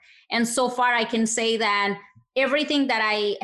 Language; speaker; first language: English; non-native, fluent; Spanish